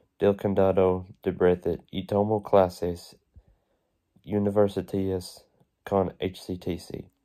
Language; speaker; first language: Spanish; non-native, learner; English